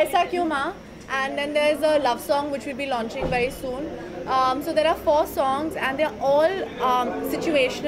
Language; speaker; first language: English; non-native, local second language; Hindi